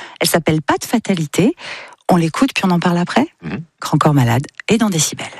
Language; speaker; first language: French; native; French